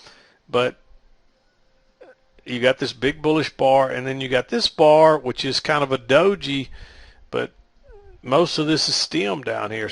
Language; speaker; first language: English; native; English